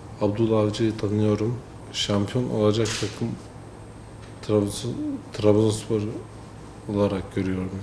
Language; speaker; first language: Turkish; early bilingual, heritage; French